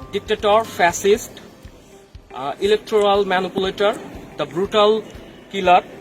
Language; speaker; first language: English; non-native, local second language; Bangla